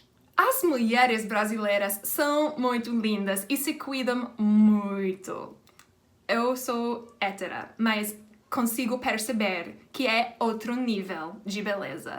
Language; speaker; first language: Portuguese; non-native, fluent; English